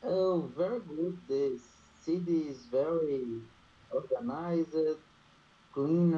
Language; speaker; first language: English; non-native, learner; Portuguese